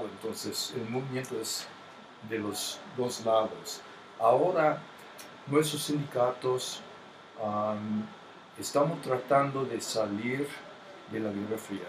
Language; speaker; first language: Spanish; non-native, fluent; English